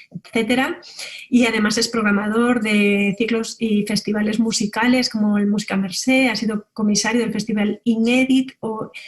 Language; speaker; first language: Spanish; native; Spanish